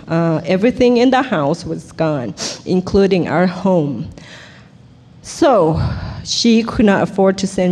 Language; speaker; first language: English; non-native, fluent; Thai